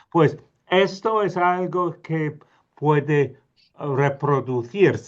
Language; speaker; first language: Spanish; non-native, fluent; English